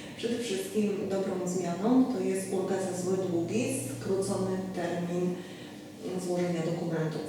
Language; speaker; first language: Polish; native; Polish